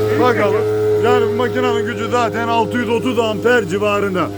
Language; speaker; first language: Turkish; native; Turkish